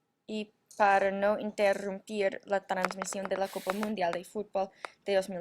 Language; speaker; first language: Spanish; non-native, fluent; English